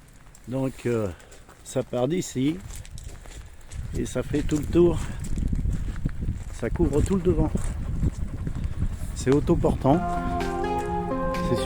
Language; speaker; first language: French; native; French